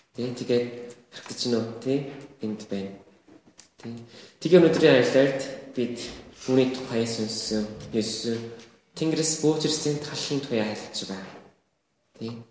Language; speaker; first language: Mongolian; non-native, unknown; Korean